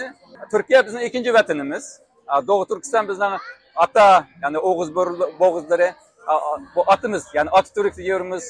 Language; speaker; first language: Turkish; non-native, learner; Uyghur